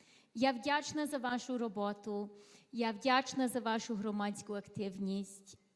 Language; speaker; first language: Ukrainian; early bilingual, heritage; Ukrainian